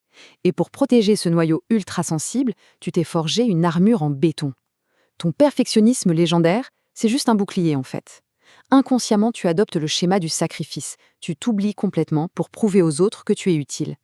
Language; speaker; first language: French; native; French